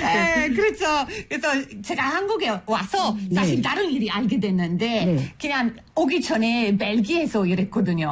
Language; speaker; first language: Korean; non-native, fluent; Italian